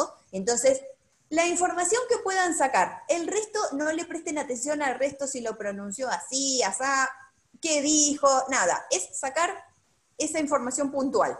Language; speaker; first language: Spanish; native; Spanish